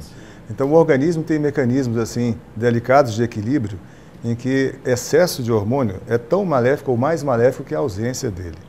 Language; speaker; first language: Portuguese; native; Portuguese